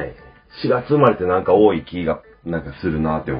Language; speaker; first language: Japanese; native; Japanese